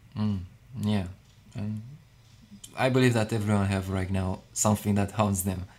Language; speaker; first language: English; non-native, fluent; Romanian